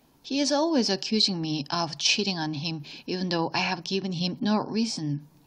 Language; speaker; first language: English; non-native, fluent; Korean